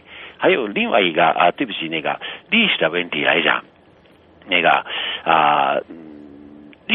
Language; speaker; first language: Chinese; non-native, fluent; Japanese